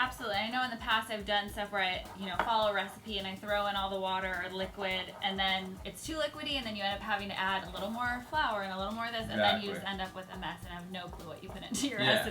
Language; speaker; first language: English; native; English